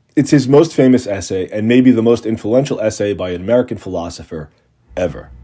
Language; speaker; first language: English; native; English